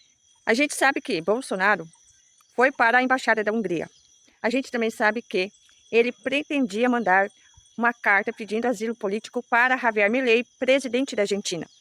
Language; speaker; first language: Portuguese; native; Portuguese